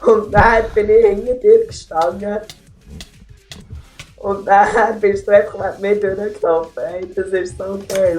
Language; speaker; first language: German; native; German